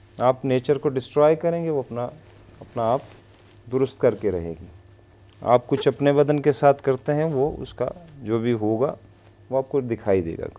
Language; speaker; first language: Urdu; non-native, local second language; Persian